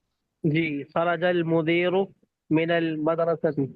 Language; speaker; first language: Arabic; non-native, learner; Urdu